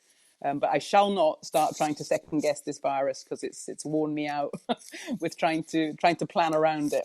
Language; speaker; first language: English; native; English